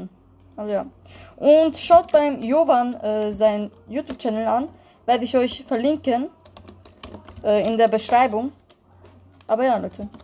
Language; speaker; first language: German; early bilingual, other home language; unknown